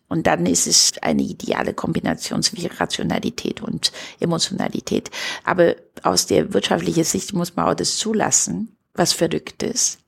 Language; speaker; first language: German; non-native, fluent; Chinese